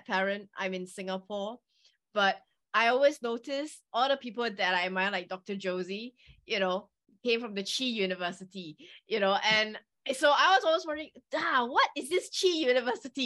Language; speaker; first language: English; native; English